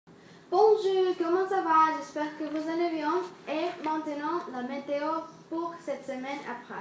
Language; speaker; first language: French; non-native, learner; Spanish